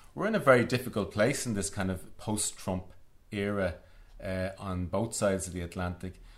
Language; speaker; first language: English; native; English